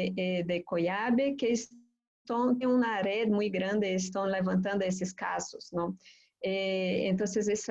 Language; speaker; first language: Spanish; non-native, fluent; Portuguese